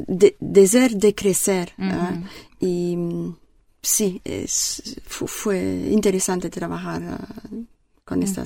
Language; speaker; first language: Spanish; non-native, learner; French